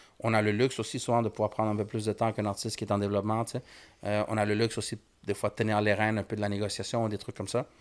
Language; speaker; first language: French; early bilingual, other home language; Spanish